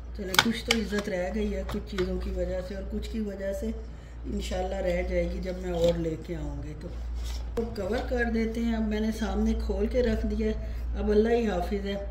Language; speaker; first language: Urdu; native; Urdu